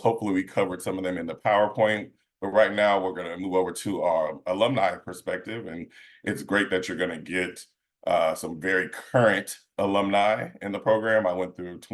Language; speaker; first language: English; native; English